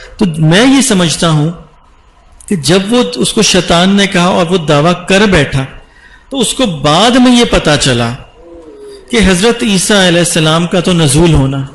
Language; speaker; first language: Urdu; non-native, local second language; Punjabi